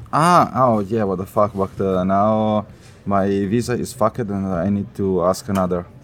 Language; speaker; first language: English; non-native, learner; Italian